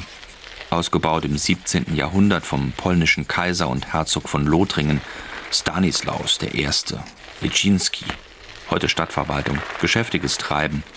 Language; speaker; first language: German; native; German